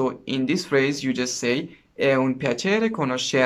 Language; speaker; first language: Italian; non-native, learner; Persian